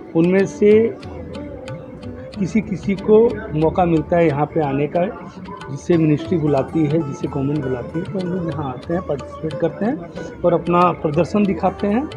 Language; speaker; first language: Hindi; native; Hindi